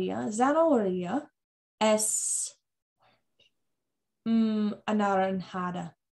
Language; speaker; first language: Spanish; non-native, learner; English